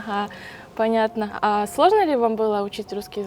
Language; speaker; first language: Russian; non-native, local second language; Kyrgyz